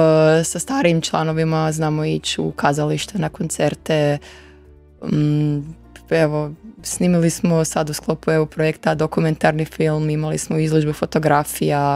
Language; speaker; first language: Croatian; native; Croatian